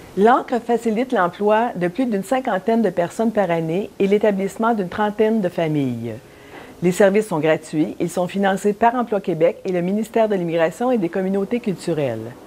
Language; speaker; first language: French; native; French